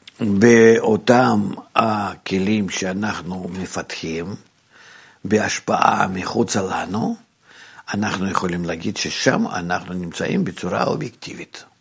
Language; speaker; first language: Hebrew; non-native, fluent; Russian